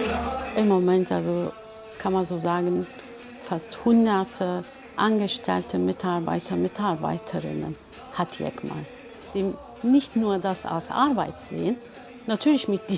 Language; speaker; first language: German; non-native, fluent; Kurdish